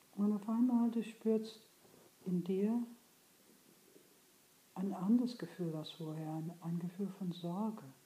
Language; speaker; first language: German; non-native, fluent; English